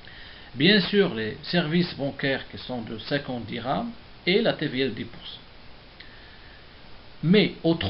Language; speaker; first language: French; non-native, local second language; Arabic